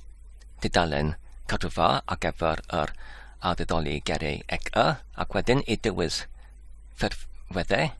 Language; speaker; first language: Welsh; non-native, learner; Polish